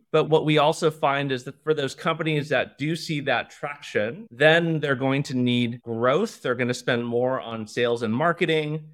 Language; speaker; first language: English; early bilingual, other home language; Chinese